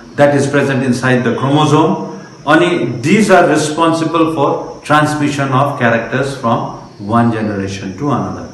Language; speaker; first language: English; non-native, local second language; Nepali